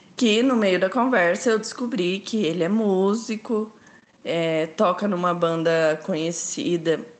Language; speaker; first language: Portuguese; native; Portuguese